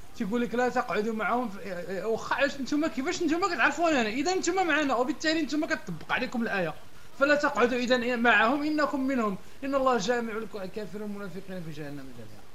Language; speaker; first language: Arabic; non-native, local second language; Berber languages